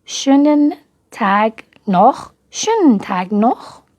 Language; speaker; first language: German; non-native, fluent; Persian